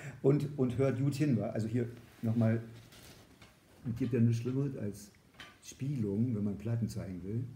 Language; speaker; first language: German; native; German